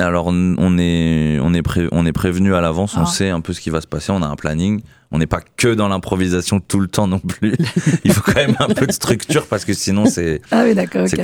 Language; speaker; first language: French; native; French